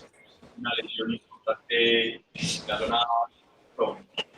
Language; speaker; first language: Spanish; native; Spanish